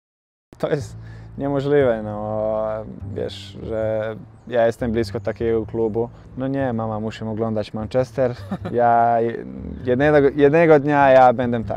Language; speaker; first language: Polish; non-native, learner; Bosnian